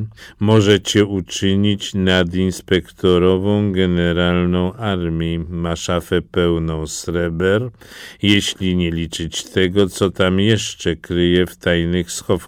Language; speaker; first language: Polish; native; Polish